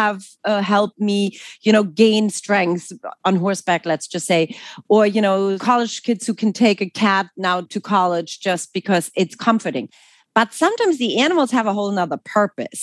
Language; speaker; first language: English; non-native, fluent; German